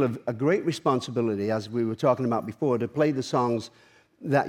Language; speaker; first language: English; native; English